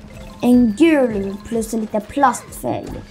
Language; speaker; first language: Swedish; early bilingual, other home language; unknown